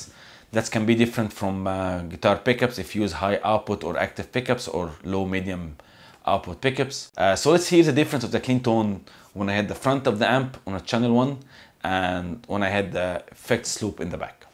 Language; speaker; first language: English; non-native, fluent; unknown